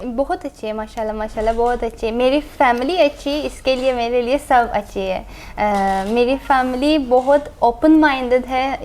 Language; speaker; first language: Urdu; non-native, learner; Azerbaijani